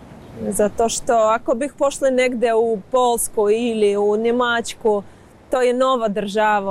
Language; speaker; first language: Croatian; non-native, learner; Ukrainian